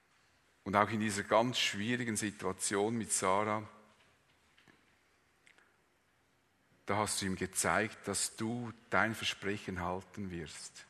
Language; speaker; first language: German; native; German